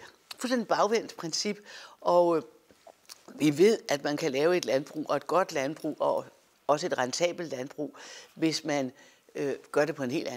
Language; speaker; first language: Danish; native; Danish